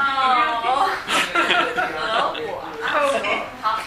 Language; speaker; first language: Chinese; non-native, learner; Italian